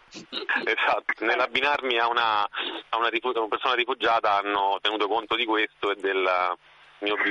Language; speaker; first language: Italian; native; Italian